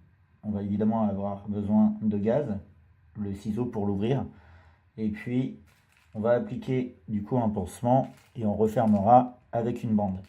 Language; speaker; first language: French; native; French